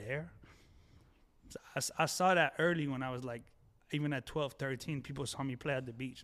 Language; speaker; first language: English; early bilingual, other home language; French